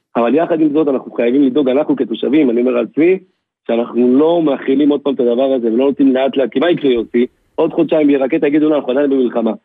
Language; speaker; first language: Hebrew; native; Hebrew